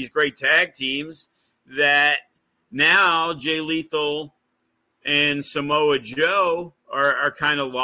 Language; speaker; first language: English; native; English